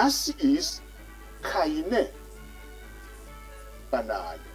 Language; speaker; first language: German; non-native, fluent; Rundi